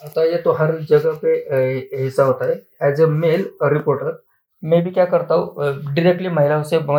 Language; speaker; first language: Hindi; non-native, local second language; Marathi